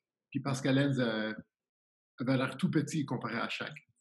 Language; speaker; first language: French; non-native, fluent; English